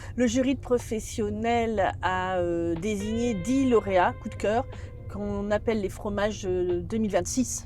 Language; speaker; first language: French; native; French